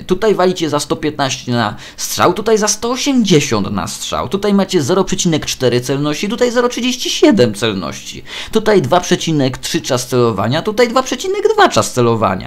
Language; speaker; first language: Polish; native; Polish